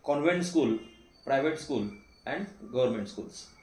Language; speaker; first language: English; non-native, local second language; Marathi